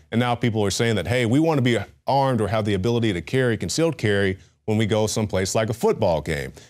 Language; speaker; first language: English; native; English